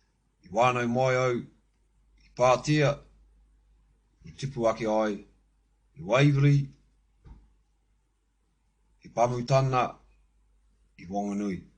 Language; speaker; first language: Māori; non-native, learner; English